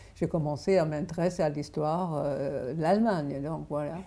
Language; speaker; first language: French; non-native, fluent; German